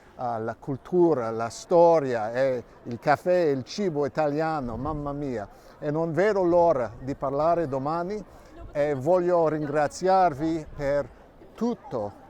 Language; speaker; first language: Italian; non-native, learner; English